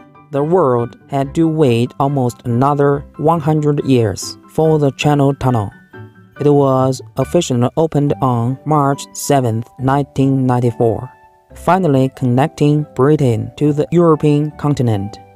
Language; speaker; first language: English; non-native, learner; Chinese